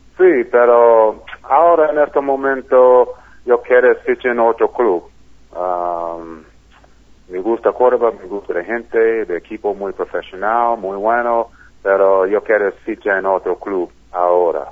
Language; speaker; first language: Spanish; non-native, learner; English